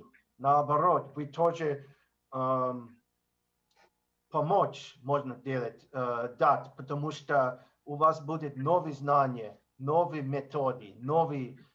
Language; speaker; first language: Russian; non-native, learner; English